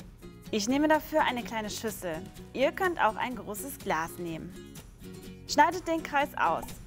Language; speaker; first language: German; native; German